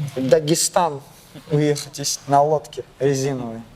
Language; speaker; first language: Russian; non-native, local second language; Kazakh